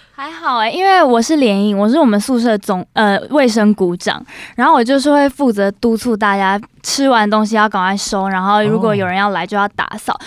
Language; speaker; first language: Chinese; native; Chinese